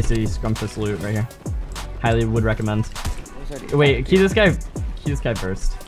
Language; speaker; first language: English; native; English